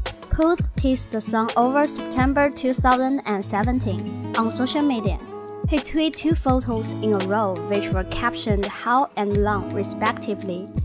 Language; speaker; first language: English; non-native, fluent; Chinese